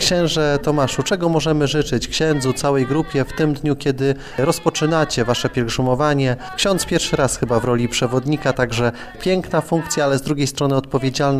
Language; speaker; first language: Polish; native; Polish